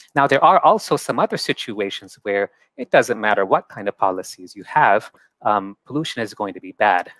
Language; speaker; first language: English; native; English